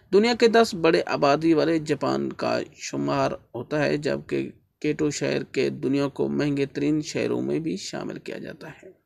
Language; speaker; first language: Urdu; native; Urdu